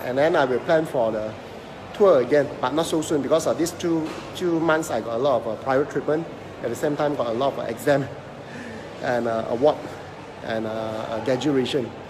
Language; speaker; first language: English; non-native, local second language; Cantonese